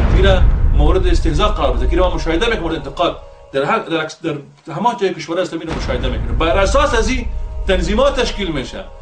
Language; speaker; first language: Persian; native; Persian